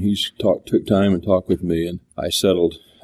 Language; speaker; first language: English; native; English